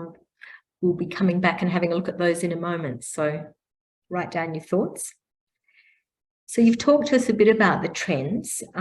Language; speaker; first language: English; native; English